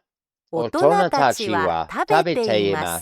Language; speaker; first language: Japanese; non-native, learner; English